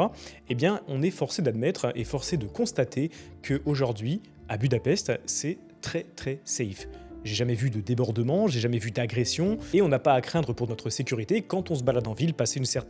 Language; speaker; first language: French; native; French